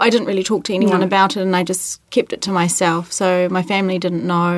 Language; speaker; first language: English; native; English